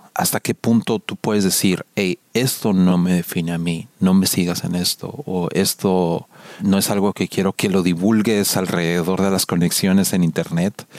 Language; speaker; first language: Spanish; native; Spanish